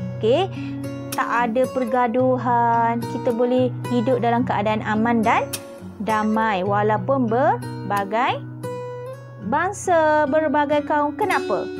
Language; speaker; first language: Malay; native; Malay